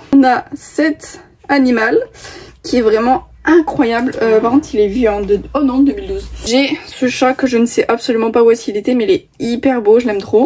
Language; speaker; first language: French; native; French